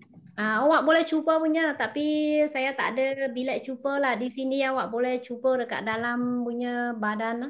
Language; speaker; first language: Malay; non-native, fluent; Vietnamese